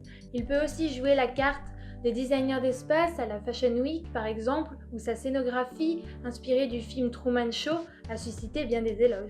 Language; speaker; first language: French; native; French